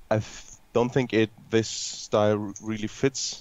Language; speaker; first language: English; non-native, fluent; German